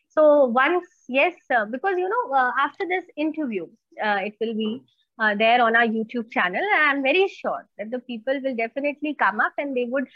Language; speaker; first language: English; non-native, local second language; Hindi